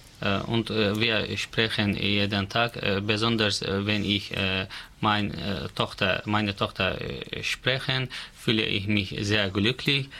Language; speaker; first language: German; non-native, learner; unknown